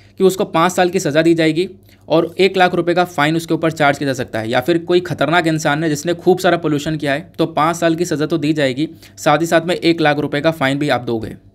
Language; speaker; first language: Hindi; native; Hindi